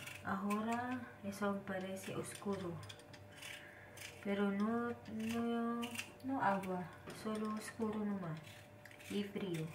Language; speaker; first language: Spanish; non-native, learner; Filipino